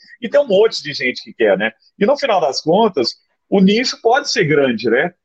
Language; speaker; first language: Portuguese; native; Portuguese